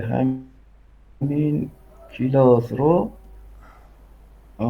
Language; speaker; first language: Persian; non-native, learner; Urdu